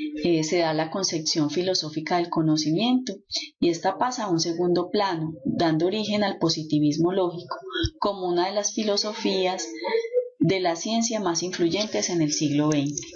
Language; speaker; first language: Spanish; native; Spanish